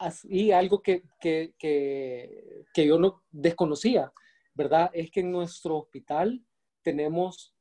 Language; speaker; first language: Spanish; native; Spanish